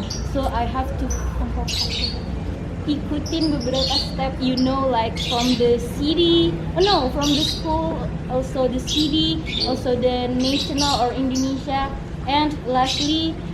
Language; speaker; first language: English; non-native, fluent; Indonesian